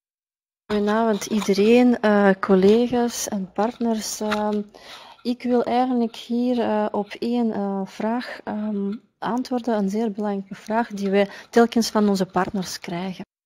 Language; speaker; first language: Dutch; non-native, fluent; Russian